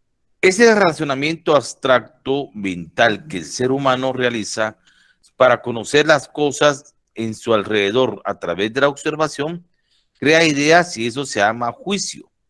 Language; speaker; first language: Spanish; native; Spanish